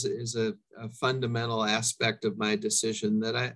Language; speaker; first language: English; native; English